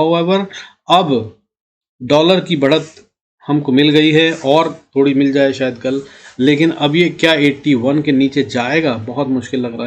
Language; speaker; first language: Hindi; native; Hindi